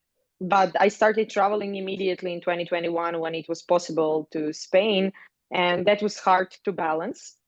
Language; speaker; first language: English; non-native, fluent; Croatian